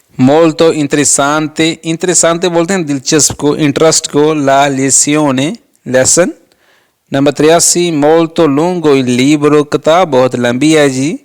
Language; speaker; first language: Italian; non-native, fluent; Urdu